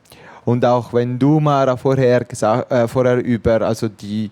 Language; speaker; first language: German; non-native, fluent; Italian